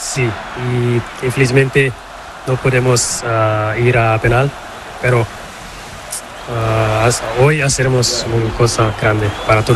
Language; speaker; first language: Spanish; non-native, learner; Portuguese